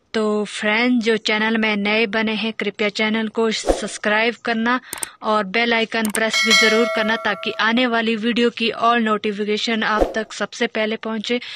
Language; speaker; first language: Hindi; non-native, local second language; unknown